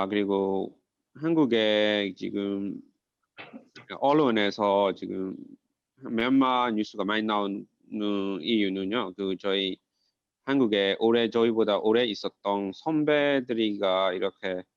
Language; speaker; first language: Korean; non-native, fluent; Burmese